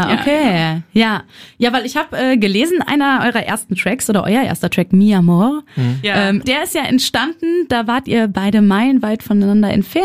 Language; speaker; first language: German; native; German